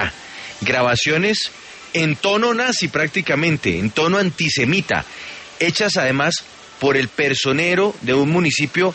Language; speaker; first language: Spanish; native; Spanish